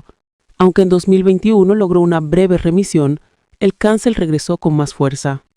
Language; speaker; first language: Spanish; native; Spanish